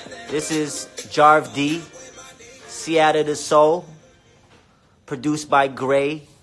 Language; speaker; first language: English; early bilingual, other home language; Korean